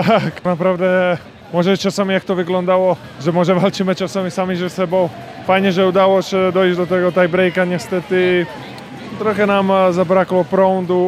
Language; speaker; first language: Polish; non-native, fluent; Czech